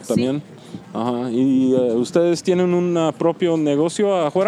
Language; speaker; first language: Spanish; early bilingual, heritage; Spanish